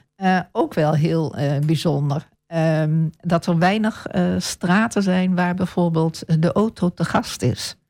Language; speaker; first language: Dutch; native; Dutch